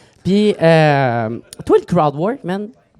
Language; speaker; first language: French; native; French